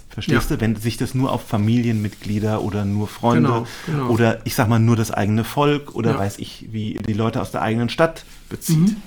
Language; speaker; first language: German; native; German